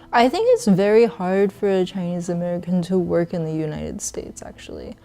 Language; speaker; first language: English; early bilingual, other home language; Chinese